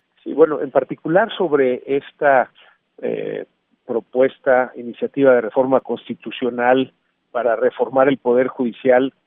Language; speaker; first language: Spanish; native; Spanish